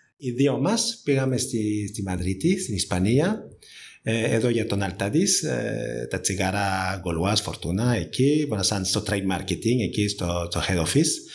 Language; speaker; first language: Greek; non-native, fluent; French